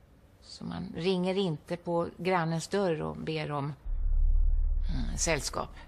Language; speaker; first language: Swedish; native; Swedish